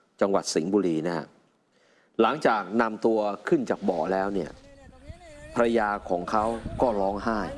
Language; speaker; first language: Thai; native; Thai